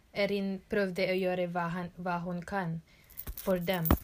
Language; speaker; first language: Norwegian; non-native, learner; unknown